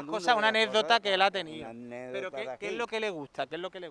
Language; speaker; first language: Spanish; native; Spanish